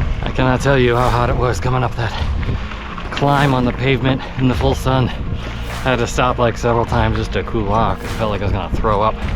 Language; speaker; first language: English; native; English